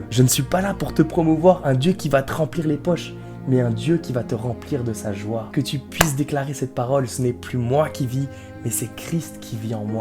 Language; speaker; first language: French; native; French